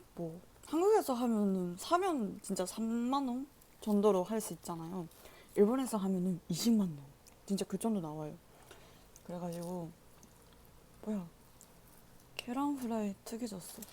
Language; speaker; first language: Korean; non-native, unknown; Japanese